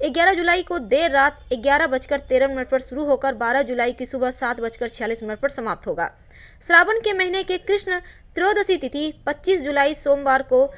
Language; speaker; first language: Hindi; native; Hindi